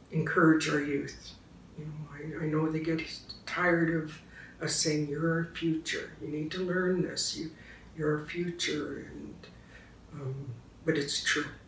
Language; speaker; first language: English; native; English